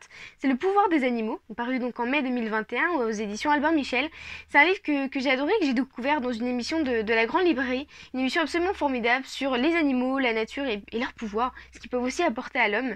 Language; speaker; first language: French; native; French